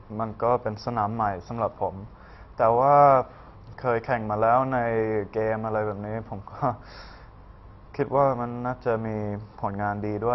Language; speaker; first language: Thai; early bilingual, heritage; Thai